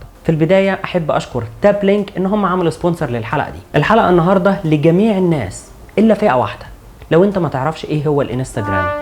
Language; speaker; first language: Arabic; native; Arabic